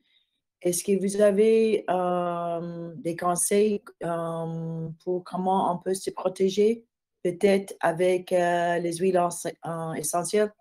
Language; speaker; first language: French; non-native, learner; English